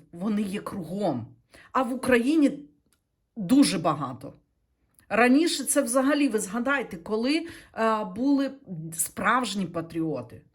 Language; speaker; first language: Ukrainian; non-native, local second language; Russian